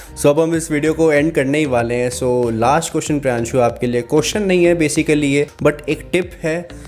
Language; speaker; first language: Hindi; native; Hindi